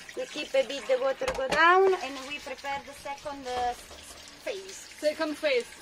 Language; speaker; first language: English; non-native, fluent; Italian